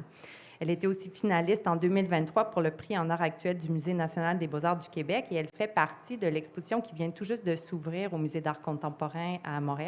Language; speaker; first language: French; native; French